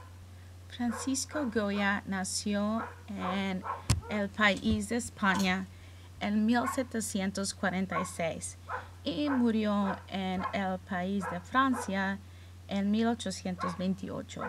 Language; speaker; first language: Spanish; early bilingual, heritage; English